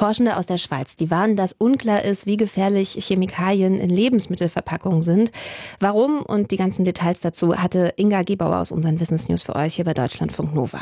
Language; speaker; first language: German; native; German